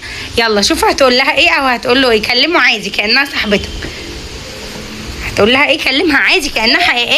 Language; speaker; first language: Arabic; native; Arabic